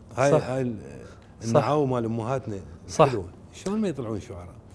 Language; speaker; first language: Arabic; native; Arabic